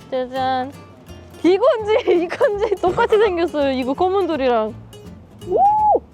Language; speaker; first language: Korean; non-native, fluent; German